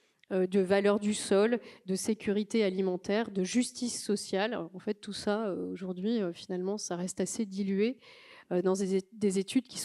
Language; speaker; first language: French; native; French